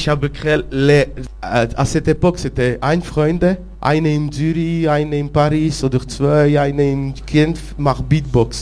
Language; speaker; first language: German; non-native, local second language; French